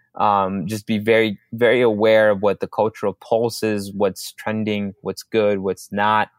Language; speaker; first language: English; early bilingual, other home language; Spanish